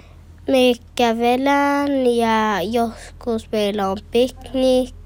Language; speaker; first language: Finnish; early bilingual, heritage; Finnish